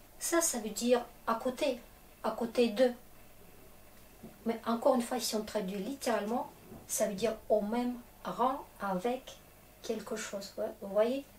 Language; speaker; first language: French; non-native, fluent; Russian